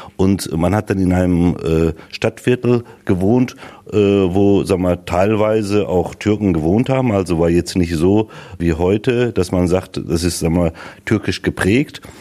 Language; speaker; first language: German; early bilingual, other home language; Turkish